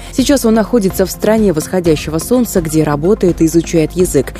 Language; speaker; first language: Russian; native; Russian